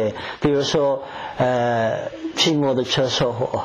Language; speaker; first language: Chinese; non-native, fluent; English